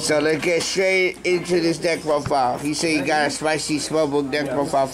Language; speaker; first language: English; native; English